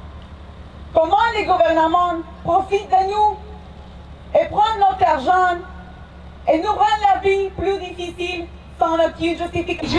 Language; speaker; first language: French; non-native, fluent; Spanish